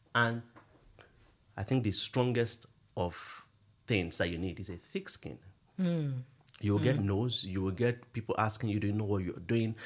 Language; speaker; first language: English; non-native, local second language; Yoruba